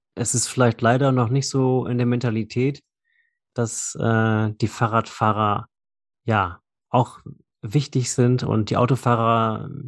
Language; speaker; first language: German; native; German